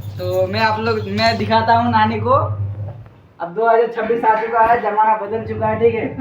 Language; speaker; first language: Hindi; non-native, local second language; Bangla